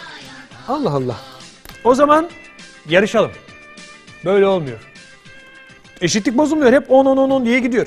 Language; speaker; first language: Turkish; native; Turkish